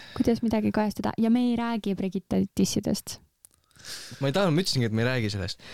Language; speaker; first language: Estonian; native; Estonian